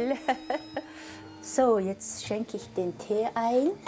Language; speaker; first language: German; non-native, fluent; Mongolian